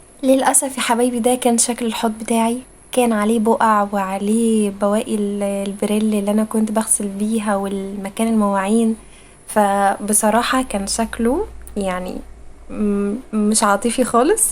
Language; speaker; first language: Arabic; native; Arabic